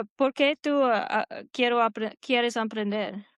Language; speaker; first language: Spanish; non-native, learner; English